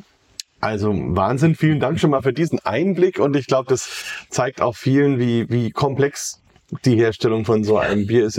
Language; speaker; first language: German; native; German